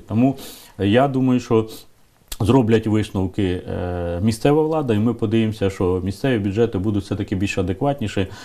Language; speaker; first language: Ukrainian; native; Ukrainian